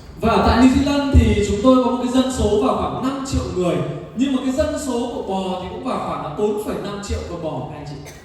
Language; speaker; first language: Vietnamese; native; Vietnamese